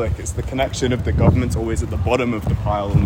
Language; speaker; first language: English; native; English